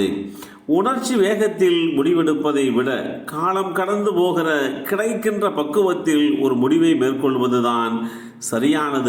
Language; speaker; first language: Tamil; native; Tamil